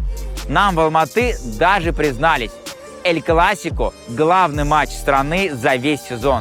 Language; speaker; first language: Russian; native; Russian